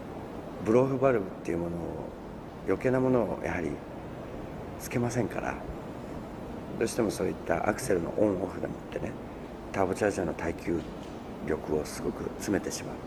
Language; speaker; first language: Japanese; native; Japanese